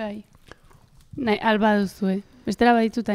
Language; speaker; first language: Basque; native; Basque